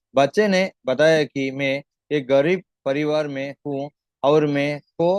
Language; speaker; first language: Hindi; non-native, local second language; Tamil